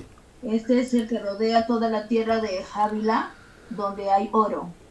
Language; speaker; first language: Spanish; native; Spanish